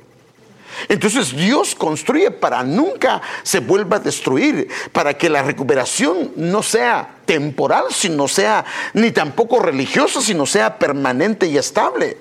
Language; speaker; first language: Spanish; native; Spanish